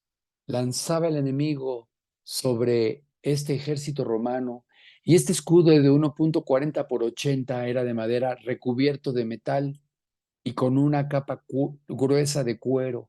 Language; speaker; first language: Spanish; native; Spanish